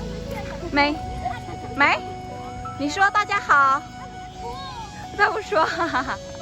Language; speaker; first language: Chinese; non-native, learner; Vietnamese